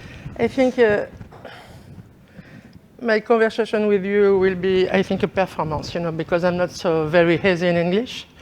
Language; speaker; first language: English; non-native, learner; French